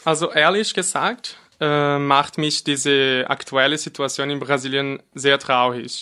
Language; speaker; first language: German; non-native, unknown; Portuguese